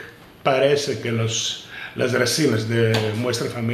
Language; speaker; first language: Spanish; early bilingual, heritage; Ladino